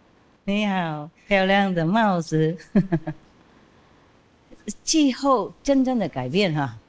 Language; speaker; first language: Chinese; non-native, fluent; Vietnamese